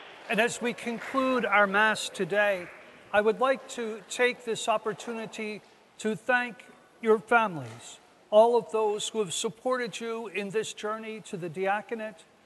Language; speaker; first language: English; native; English